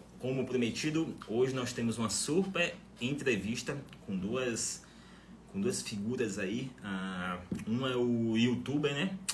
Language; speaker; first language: Portuguese; native; Portuguese